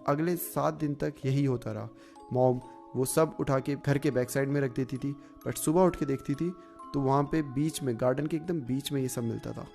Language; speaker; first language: Hindi; native; Hindi